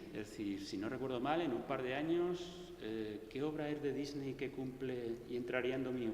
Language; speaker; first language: Spanish; native; Spanish